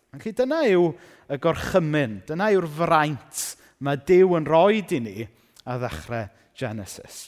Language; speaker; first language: Welsh; native; Welsh